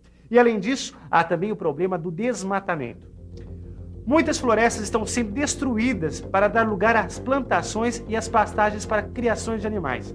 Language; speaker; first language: Portuguese; native; Portuguese